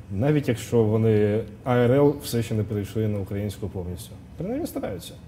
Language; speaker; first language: Ukrainian; non-native, local second language; Russian